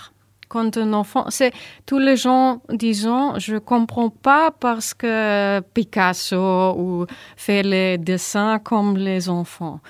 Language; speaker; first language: French; non-native, learner; German